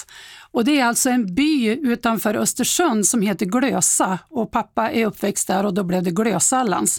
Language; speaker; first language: Swedish; native; Swedish